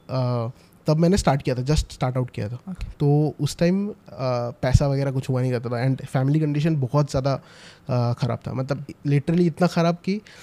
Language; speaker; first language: Hindi; non-native, local second language; Assamese